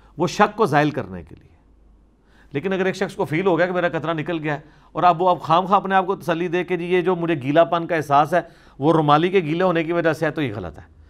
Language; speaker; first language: Urdu; non-native, local second language; Punjabi